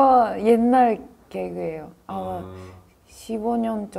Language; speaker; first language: Korean; non-native, fluent; Japanese